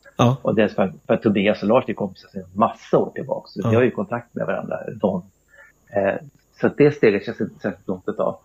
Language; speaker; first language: Swedish; native; Swedish